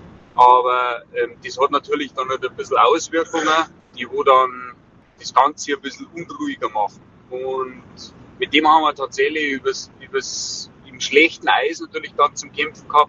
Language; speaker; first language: German; native; German